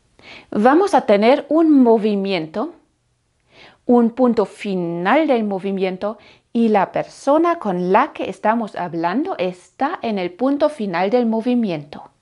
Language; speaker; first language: Spanish; non-native, fluent; German